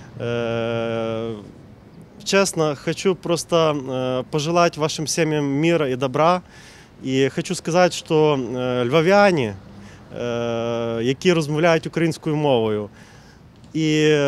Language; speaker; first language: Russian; non-native, local second language; Ukrainian